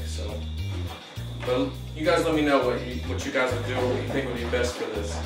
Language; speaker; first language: English; native; English